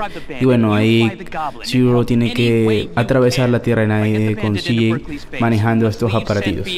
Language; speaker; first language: Spanish; native; Spanish